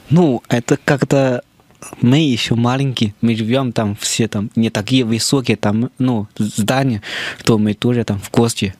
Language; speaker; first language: Russian; non-native, fluent; Chinese